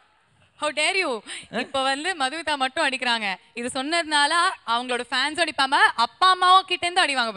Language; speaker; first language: Tamil; native; Tamil